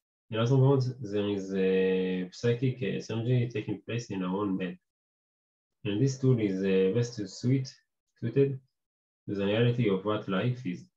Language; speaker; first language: English; non-native, fluent; Hebrew